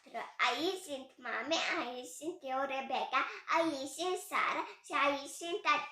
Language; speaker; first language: Romanian; early bilingual, heritage; Romanian